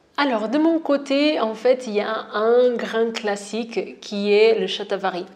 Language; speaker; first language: French; non-native, fluent; Portuguese